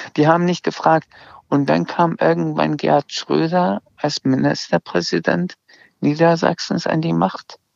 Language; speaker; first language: German; early bilingual, other home language; Azerbaijani